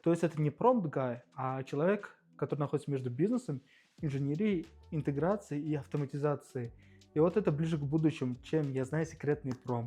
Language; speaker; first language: Russian; native; Russian